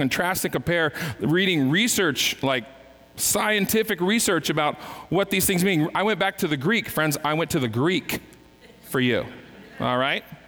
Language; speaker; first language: English; native; English